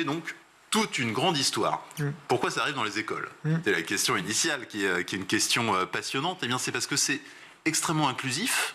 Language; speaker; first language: French; native; French